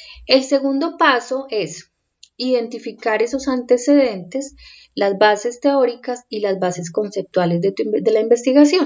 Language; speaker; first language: Spanish; native; Spanish